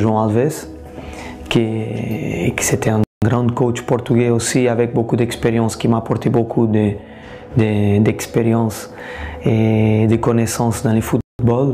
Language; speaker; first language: French; non-native, fluent; Portuguese